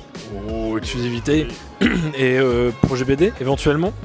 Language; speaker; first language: French; native; French